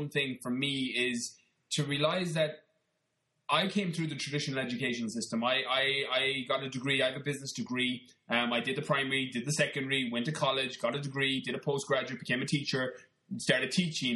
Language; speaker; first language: English; native; English